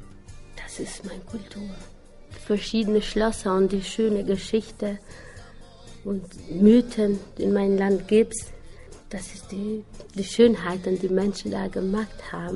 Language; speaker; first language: German; non-native, learner; Albanian